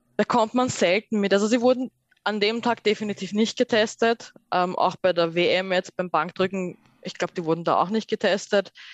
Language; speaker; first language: German; early bilingual, other home language; Persian